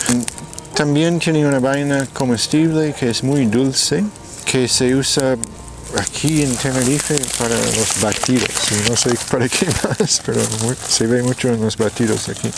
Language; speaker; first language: Spanish; non-native, fluent; English